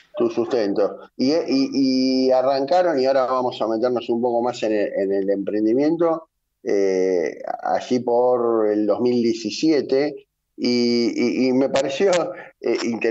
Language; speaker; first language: Spanish; native; Spanish